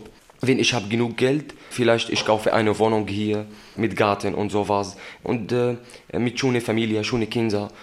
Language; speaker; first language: German; non-native, learner; Arabic